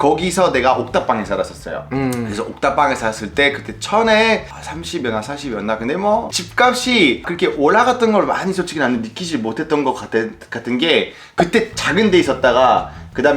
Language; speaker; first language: Korean; non-native, fluent; French